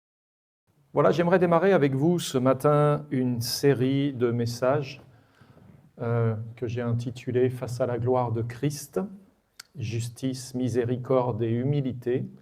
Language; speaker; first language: French; native; French